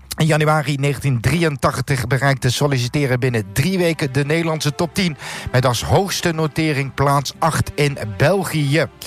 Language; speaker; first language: Dutch; non-native, local second language; Limburgish